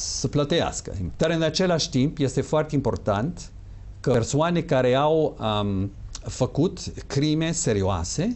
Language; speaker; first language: Romanian; non-native, fluent; English